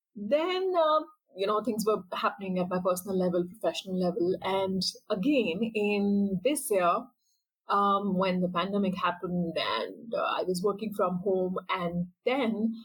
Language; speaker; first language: English; non-native, local second language; Hindi